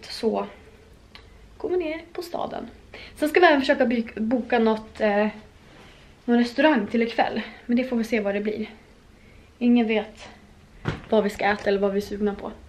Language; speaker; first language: Swedish; native; Swedish